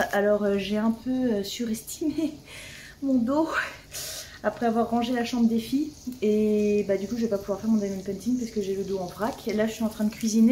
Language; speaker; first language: French; native; French